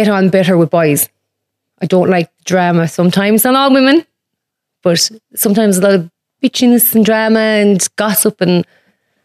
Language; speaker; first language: English; native; English